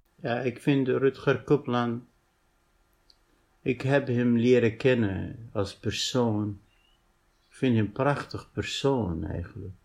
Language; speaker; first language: Dutch; non-native, fluent; Arabic